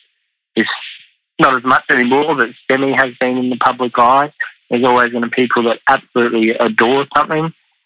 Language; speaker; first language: English; native; English